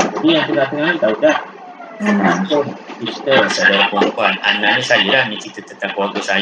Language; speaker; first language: Malay; native; Malay